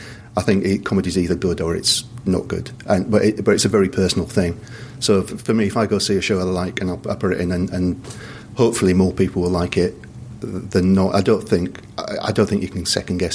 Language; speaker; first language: English; native; English